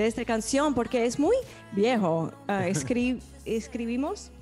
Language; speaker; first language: Spanish; non-native, learner; English